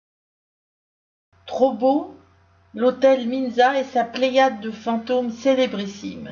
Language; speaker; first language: French; native; French